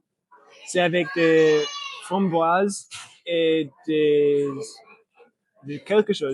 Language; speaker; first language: French; non-native, learner; English